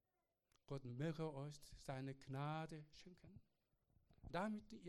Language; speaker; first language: German; non-native, learner; Korean